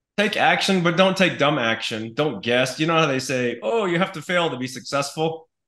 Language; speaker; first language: English; native; English